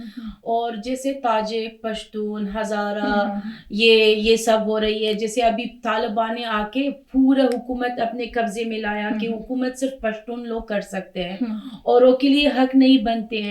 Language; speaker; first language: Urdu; non-native, fluent; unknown